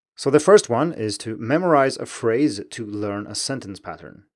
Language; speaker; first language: English; non-native, fluent; Swedish